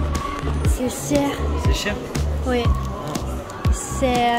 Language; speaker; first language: French; non-native, learner; Japanese